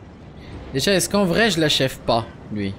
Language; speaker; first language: French; native; French